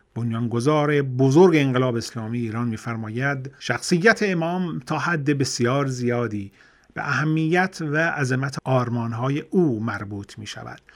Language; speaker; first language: Persian; native; Persian